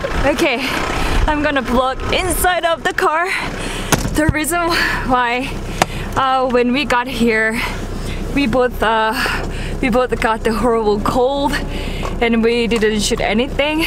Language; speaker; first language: English; non-native, fluent; Korean